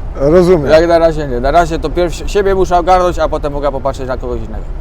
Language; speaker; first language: Polish; native; Polish